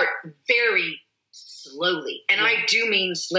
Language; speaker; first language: English; native; English